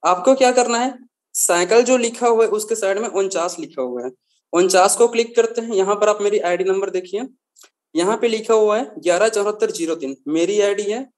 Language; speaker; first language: Hindi; native; Hindi